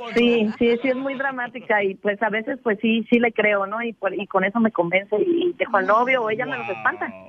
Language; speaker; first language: Spanish; native; Spanish